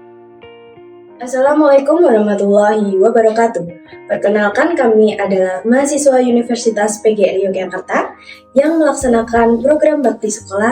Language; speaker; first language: Indonesian; native; Indonesian